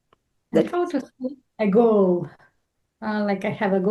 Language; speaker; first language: English; non-native, fluent; Russian